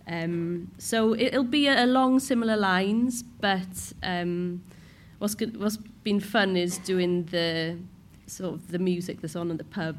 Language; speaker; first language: English; non-native, local second language; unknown